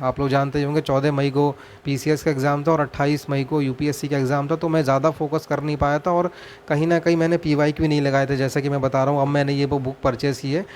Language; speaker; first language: Hindi; native; Hindi